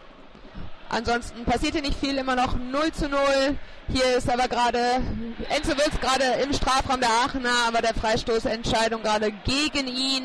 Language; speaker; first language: German; native; German